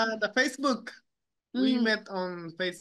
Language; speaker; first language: English; non-native, learner; Japanese